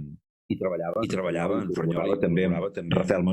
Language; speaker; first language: Catalan; native; Catalan